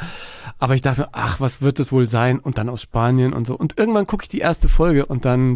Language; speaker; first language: German; native; German